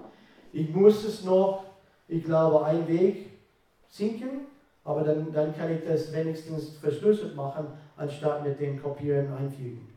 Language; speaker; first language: German; non-native, fluent; English